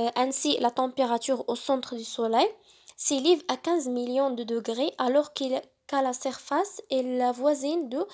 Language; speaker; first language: French; non-native, local second language; Arabic